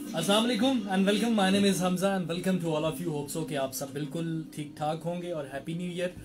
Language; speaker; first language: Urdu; non-native, local second language; Punjabi